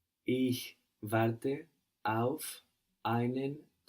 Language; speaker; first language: German; non-native, learner; English